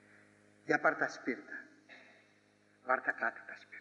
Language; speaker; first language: Greek; native; Greek